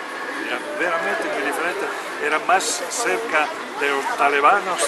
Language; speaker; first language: Spanish; non-native, learner; Italian